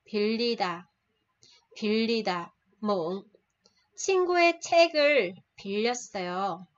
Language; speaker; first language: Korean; non-native, fluent; Vietnamese